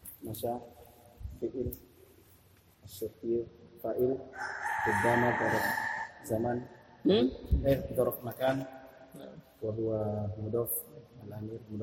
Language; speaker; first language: Arabic; non-native, learner; Indonesian